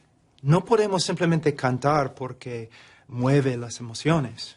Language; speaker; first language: Spanish; non-native, fluent; English